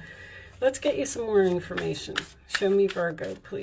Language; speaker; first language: English; native; English